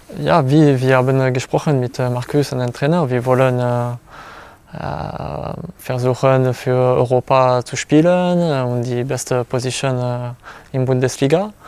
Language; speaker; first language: German; non-native, learner; French